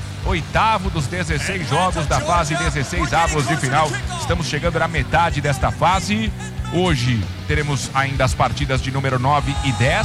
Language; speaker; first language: Portuguese; native; Portuguese